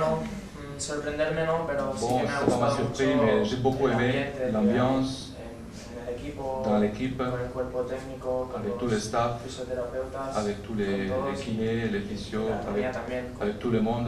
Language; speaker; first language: French; non-native, fluent; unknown